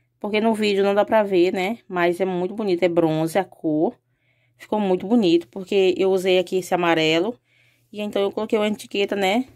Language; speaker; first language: Portuguese; native; Portuguese